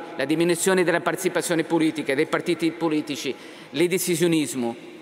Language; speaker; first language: Italian; non-native, fluent; Portuguese